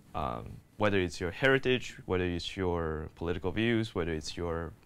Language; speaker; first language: English; native; English